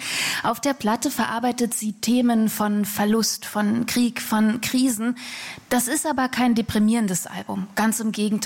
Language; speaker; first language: German; native; German